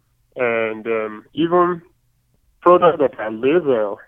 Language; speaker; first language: English; non-native, local second language; Yoruba